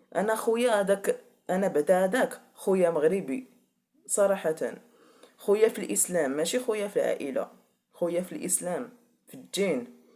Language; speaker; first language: Arabic; native; Arabic